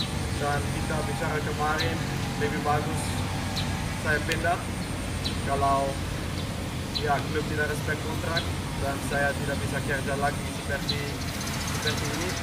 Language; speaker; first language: Indonesian; non-native, learner; Dutch